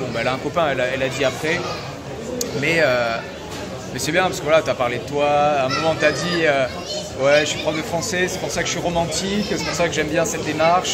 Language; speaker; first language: French; native; French